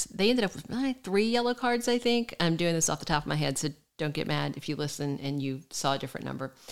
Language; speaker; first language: English; native; English